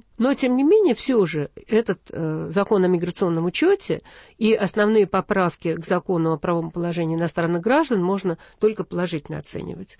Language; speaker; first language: Russian; native; Russian